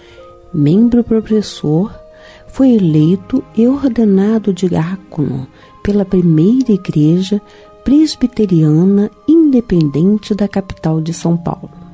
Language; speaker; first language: Portuguese; native; Portuguese